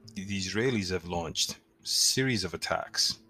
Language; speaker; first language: English; non-native, local second language; Yoruba